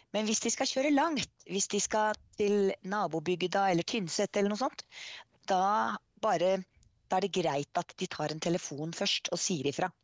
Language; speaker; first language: Norwegian; native; Norwegian